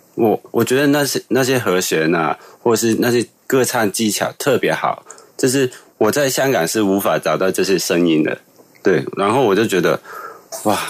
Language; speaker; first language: Chinese; non-native, local second language; Cantonese